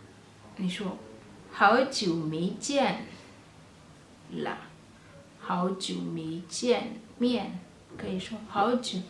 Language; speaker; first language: Chinese; non-native, fluent; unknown